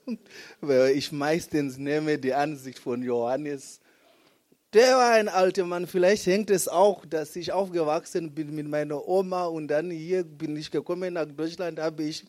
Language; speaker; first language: German; non-native, fluent; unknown